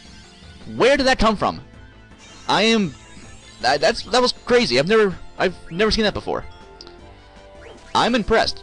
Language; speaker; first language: English; native; English